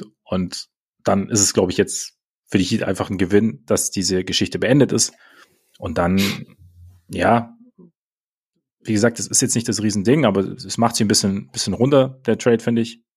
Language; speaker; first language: German; native; German